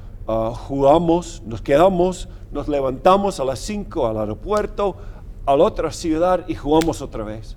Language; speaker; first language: Spanish; non-native, fluent; English